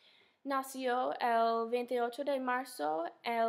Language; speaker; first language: Spanish; non-native, fluent; English